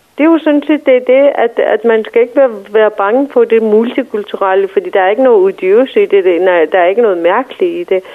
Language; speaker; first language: Danish; non-native, fluent; Persian